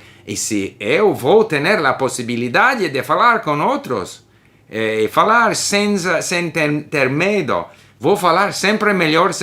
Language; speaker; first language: Portuguese; non-native, learner; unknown